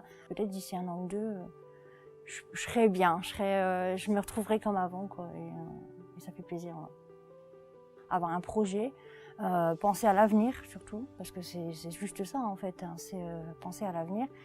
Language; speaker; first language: French; native; French